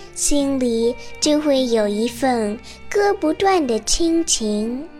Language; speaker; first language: Chinese; early bilingual, other home language; English